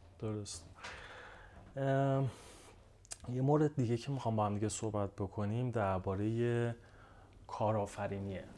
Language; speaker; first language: Persian; native; Persian